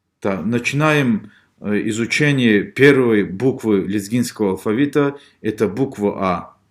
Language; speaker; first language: Russian; non-native, local second language; Lezghian